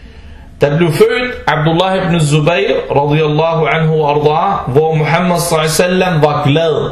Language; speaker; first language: Danish; non-native, fluent; Arabic